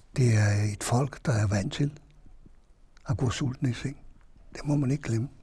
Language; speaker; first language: Danish; non-native, fluent; Hungarian